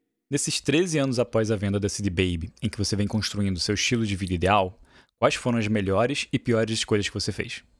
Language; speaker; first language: Portuguese; native; Portuguese